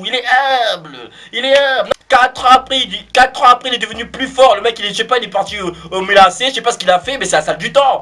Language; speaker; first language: French; native; French